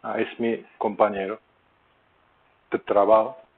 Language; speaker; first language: Spanish; non-native, learner; Turkish